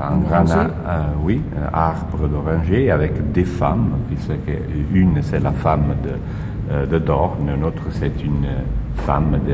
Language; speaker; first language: French; non-native, fluent; Italian